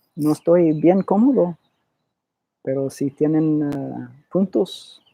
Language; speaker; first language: Spanish; early bilingual, other home language; English